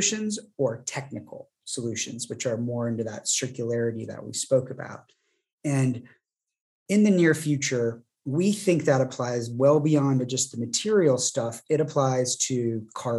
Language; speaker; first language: English; native; English